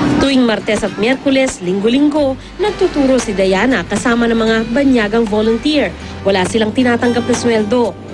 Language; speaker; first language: Filipino; native; Filipino